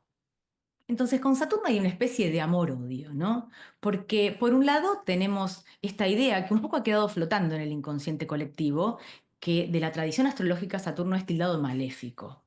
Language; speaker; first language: Spanish; native; Spanish